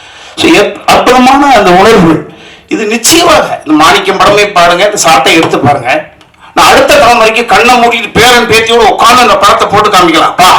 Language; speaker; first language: Tamil; native; Tamil